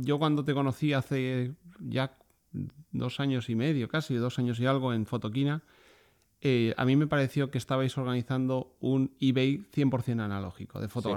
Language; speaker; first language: Spanish; native; Spanish